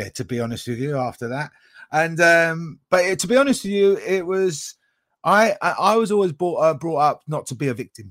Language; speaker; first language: English; native; English